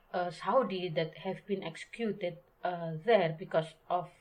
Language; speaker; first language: English; non-native, learner; Indonesian